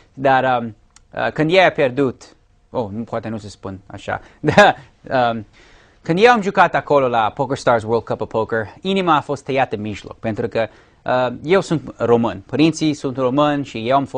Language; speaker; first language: Romanian; early bilingual, heritage; English